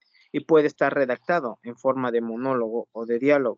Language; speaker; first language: Spanish; native; Spanish